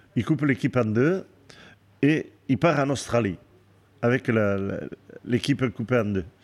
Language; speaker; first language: French; native; French